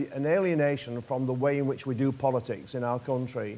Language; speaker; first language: English; native; English